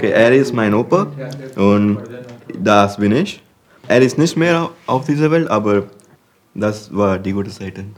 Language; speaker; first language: German; non-native, learner; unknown